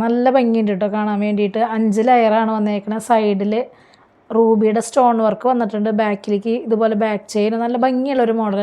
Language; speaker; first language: Malayalam; native; Malayalam